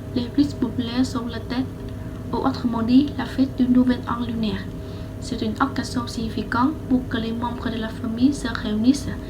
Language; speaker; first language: French; non-native, fluent; Vietnamese